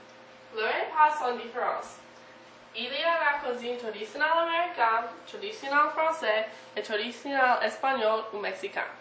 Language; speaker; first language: French; non-native, learner; English